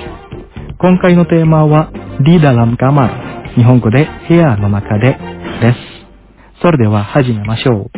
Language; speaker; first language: Japanese; non-native, fluent; Indonesian